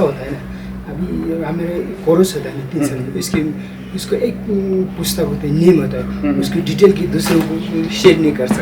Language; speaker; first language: Hindi; non-native, local second language; Ladakhi